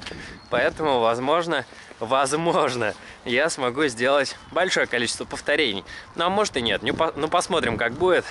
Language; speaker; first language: Russian; native; Russian